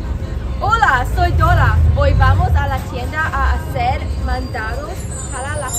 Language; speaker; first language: Spanish; non-native, learner; English